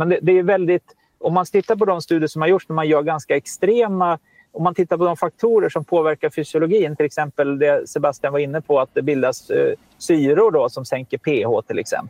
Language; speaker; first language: Swedish; native; Swedish